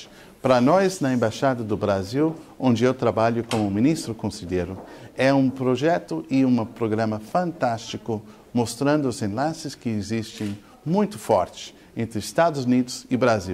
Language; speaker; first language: Portuguese; non-native, fluent; English